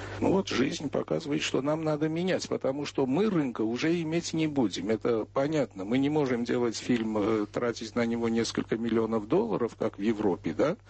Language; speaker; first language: Russian; non-native, local second language; Armenian